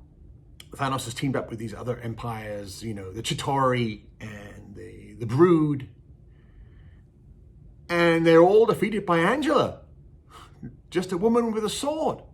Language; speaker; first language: English; native; English